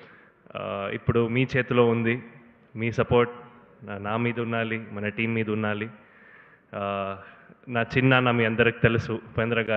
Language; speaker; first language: Telugu; non-native, learner; Kannada